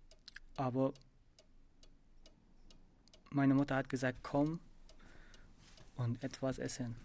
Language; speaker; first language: German; non-native, learner; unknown